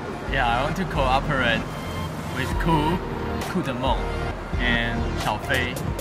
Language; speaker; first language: English; non-native, fluent; Chinese